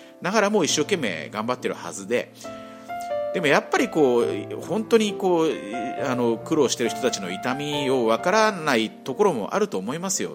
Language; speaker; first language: Japanese; native; Japanese